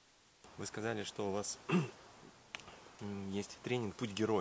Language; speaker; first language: Russian; native; Russian